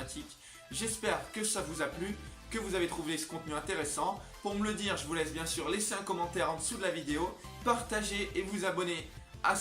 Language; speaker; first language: French; native; French